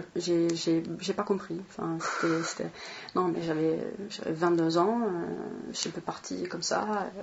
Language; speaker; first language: French; non-native, fluent; Swedish